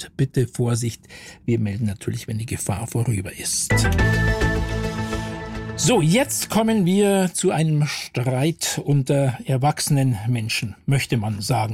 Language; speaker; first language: German; native; German